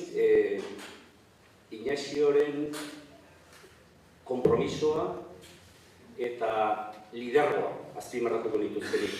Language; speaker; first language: Basque; native; Basque